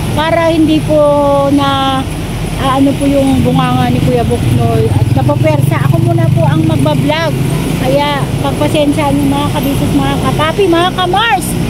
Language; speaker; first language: Filipino; native; Filipino